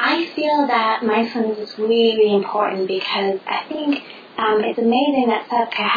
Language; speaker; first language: English; non-native, fluent; German